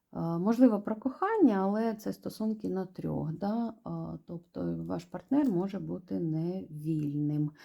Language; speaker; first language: Ukrainian; non-native, local second language; Russian